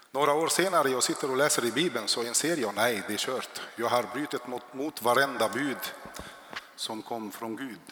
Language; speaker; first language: Swedish; non-native, fluent; Arabic